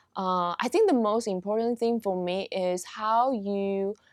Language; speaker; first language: English; non-native, fluent; Chinese